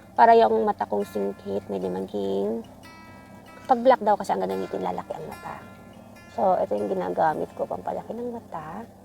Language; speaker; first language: Filipino; non-native, local second language; Iloko